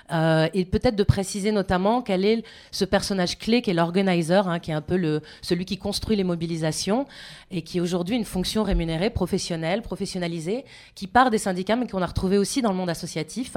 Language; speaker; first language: French; native; French